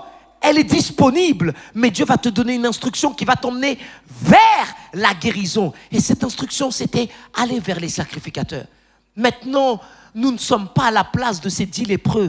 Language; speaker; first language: French; native; French